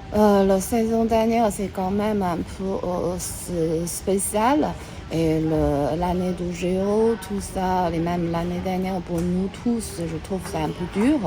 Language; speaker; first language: French; non-native, learner; Chinese